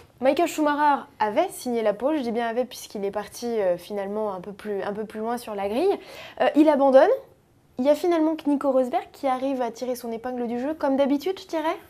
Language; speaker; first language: French; native; French